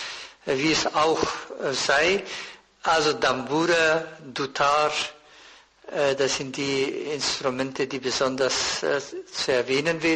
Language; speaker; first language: German; non-native, fluent; Persian